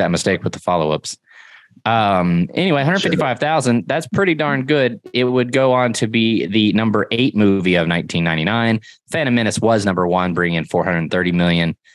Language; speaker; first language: English; native; English